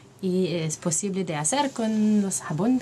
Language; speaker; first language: Spanish; non-native, learner; French